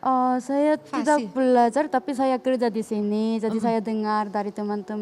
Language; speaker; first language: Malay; non-native, learner; Korean